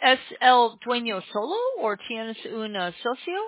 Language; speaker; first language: Spanish; non-native, learner; English